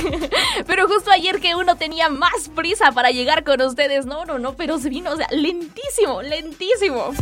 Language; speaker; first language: Spanish; native; Spanish